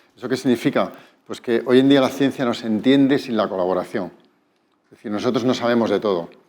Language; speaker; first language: Spanish; native; Spanish